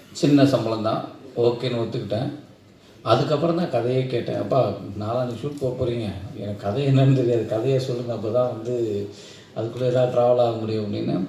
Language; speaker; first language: Tamil; native; Tamil